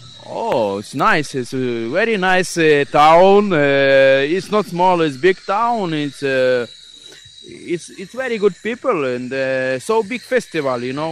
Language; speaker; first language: English; non-native, learner; Ukrainian